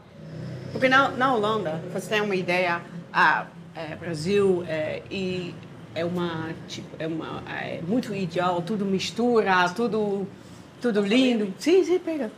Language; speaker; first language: Portuguese; non-native, learner; Dutch